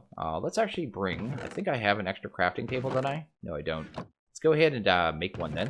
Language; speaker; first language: English; native; English